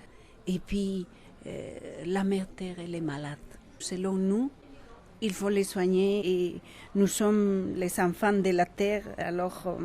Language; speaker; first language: French; non-native, fluent; Quechua